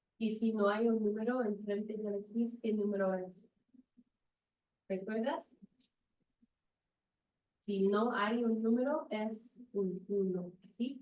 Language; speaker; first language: Spanish; non-native, learner; English